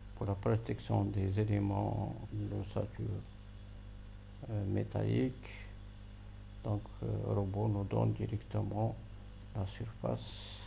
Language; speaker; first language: French; non-native, local second language; Arabic